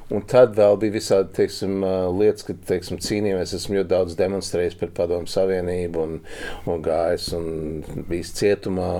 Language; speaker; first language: Latvian; early bilingual, heritage; Latvian